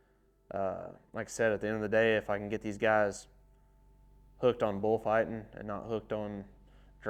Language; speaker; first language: English; native; English